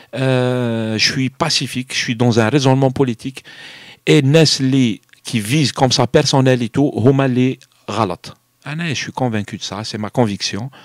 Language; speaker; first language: French; non-native, local second language; Arabic